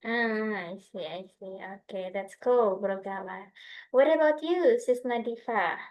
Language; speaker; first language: English; non-native, fluent; Indonesian